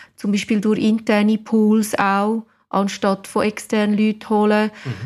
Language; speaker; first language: German; non-native, fluent; English